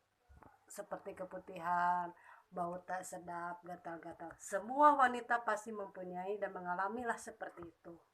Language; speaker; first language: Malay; non-native, local second language; Sundanese